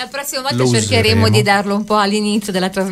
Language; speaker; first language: Italian; native; Italian